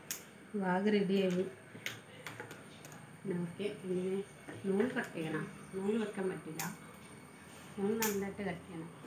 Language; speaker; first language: Malayalam; non-native, learner; Tamil